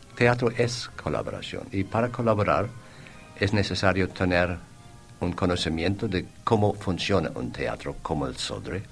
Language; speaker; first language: Spanish; non-native, fluent; English